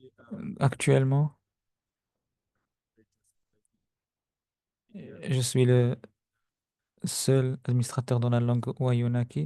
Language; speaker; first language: French; non-native, fluent; Spanish